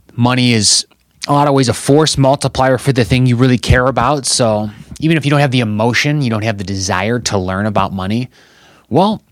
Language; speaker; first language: English; native; English